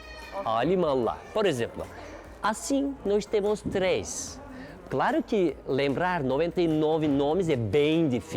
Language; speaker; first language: Portuguese; non-native, learner; Turkish